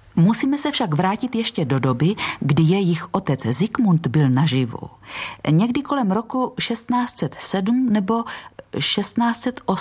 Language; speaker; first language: Czech; native; Czech